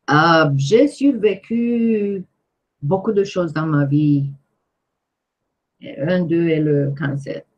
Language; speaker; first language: French; non-native, fluent; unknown